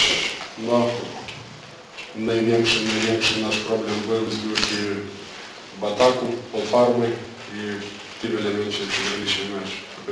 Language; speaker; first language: Polish; non-native, learner; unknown